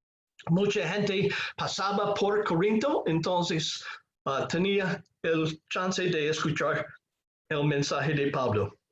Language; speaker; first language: Spanish; non-native, fluent; English